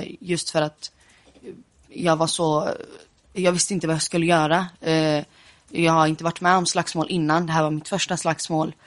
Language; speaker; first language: Swedish; early bilingual, other home language; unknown